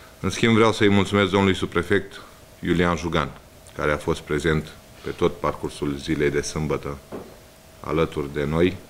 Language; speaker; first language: Romanian; native; Romanian